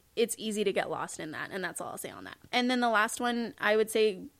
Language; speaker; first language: English; native; English